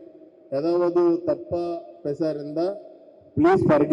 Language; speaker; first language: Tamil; non-native, learner; Telugu